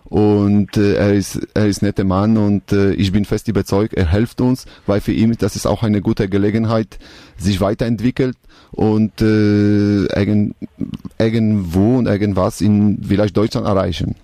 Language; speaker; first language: German; non-native, learner; Polish